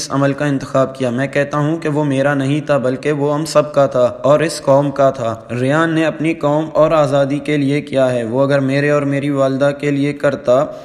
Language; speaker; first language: Urdu; non-native, local second language; Baluchi